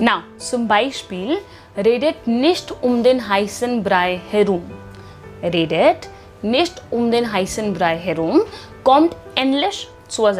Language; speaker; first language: German; non-native, fluent; Hindi